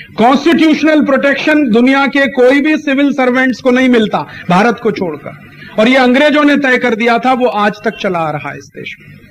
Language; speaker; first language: Hindi; native; Hindi